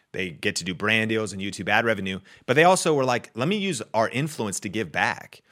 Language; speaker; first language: English; native; English